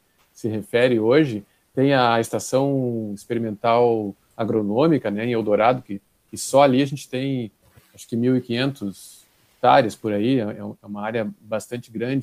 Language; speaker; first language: Portuguese; native; Portuguese